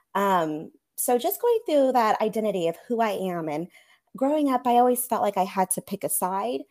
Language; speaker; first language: English; native; English